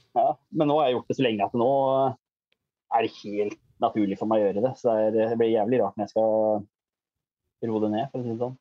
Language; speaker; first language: Norwegian; native; Norwegian